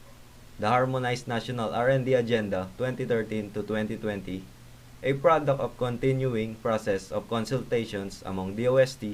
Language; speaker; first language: English; non-native, local second language; Filipino